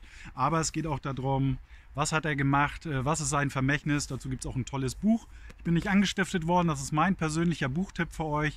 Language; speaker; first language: German; native; German